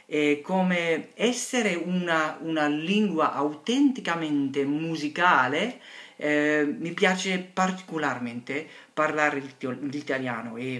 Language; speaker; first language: Italian; non-native, learner; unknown